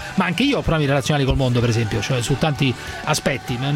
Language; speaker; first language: Italian; native; Italian